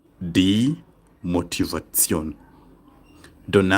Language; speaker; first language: German; non-native, fluent; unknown